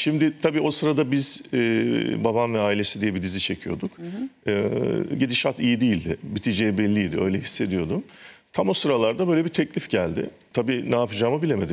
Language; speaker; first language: Turkish; native; Turkish